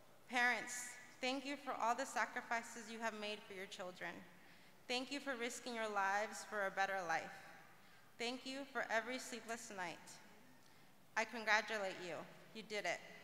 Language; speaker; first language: English; early bilingual, other home language; Spanish